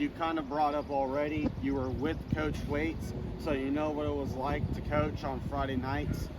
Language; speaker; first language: English; native; English